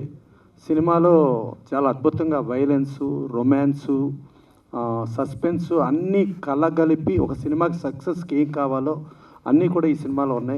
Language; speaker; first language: Telugu; native; Telugu